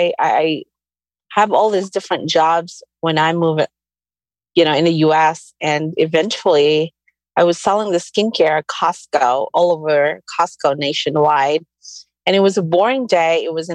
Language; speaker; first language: English; non-native, local second language; Cebuano